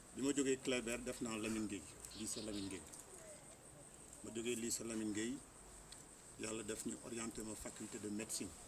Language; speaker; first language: Wolof; native; Wolof